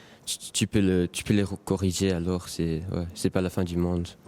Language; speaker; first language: French; non-native, learner; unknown